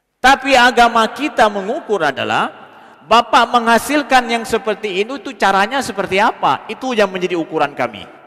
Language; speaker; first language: Malay; non-native, local second language; Achinese